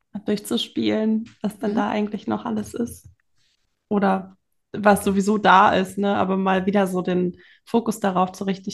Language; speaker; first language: German; native; German